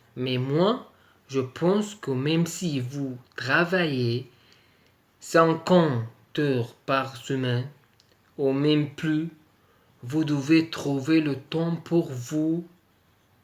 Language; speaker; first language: French; native; French